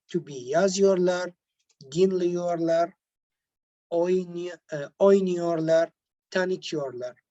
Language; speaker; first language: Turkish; non-native, learner; Arabic